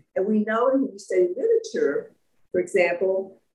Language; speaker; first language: English; native; English